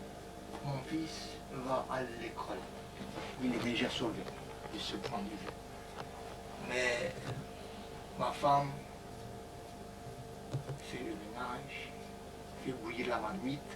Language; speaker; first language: French; non-native, fluent; Romanian